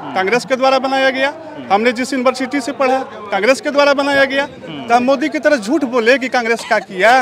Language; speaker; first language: Hindi; native; Hindi